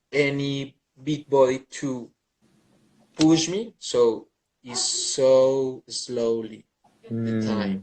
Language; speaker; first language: English; non-native, learner; Spanish